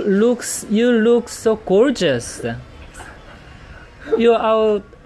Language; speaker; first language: English; non-native, learner; Korean